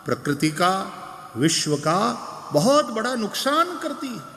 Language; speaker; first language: Hindi; non-native, local second language; Gujarati